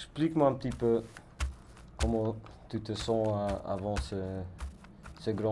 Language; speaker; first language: French; non-native, learner; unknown